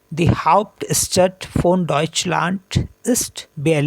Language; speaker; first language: German; non-native, learner; Hindi